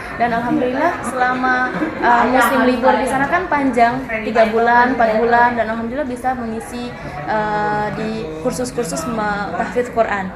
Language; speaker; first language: Indonesian; early bilingual, heritage; Indonesian